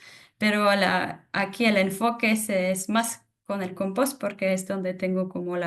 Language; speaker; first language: Spanish; non-native, fluent; French